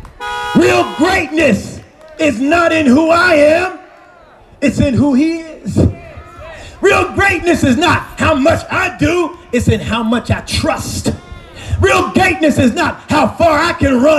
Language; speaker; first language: English; native; English